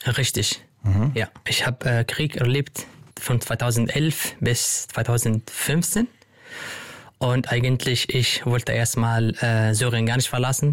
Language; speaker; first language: German; non-native, learner; Arabic